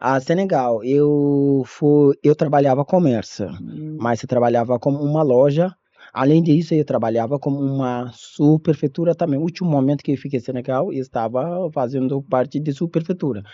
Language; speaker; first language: Portuguese; non-native, learner; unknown